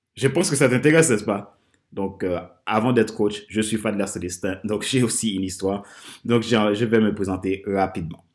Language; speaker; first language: French; non-native, local second language; Haitian Creole